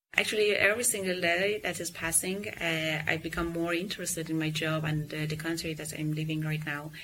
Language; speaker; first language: English; non-native, fluent; Persian